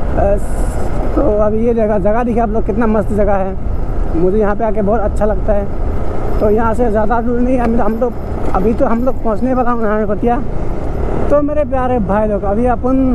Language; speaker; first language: Hindi; non-native, local second language; Assamese